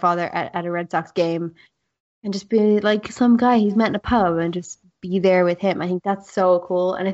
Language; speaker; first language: English; native; English